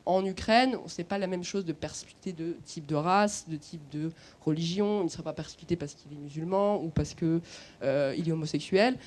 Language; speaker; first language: French; native; French